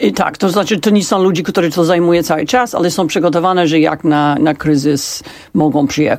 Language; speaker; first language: Polish; non-native, fluent; English